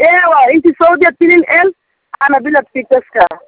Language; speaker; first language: Arabic; non-native, learner; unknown